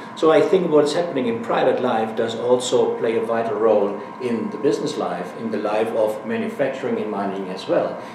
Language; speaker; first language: English; non-native, fluent; German